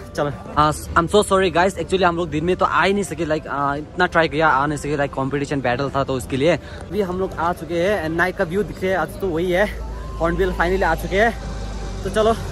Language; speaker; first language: Hindi; non-native, local second language; Nepali